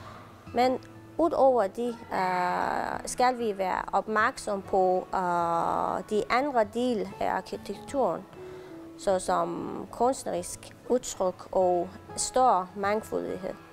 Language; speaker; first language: Danish; non-native, fluent; Persian